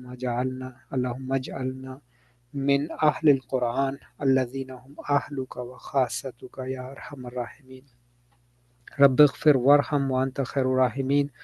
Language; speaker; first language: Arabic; non-native, fluent; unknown